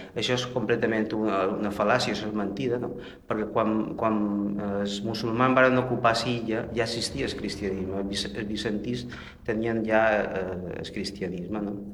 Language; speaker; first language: Catalan; native; Catalan